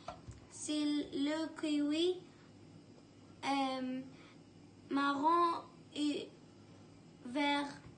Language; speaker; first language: French; non-native, learner; Arabic